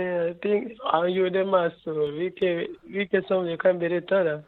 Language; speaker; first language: Swedish; non-native, learner; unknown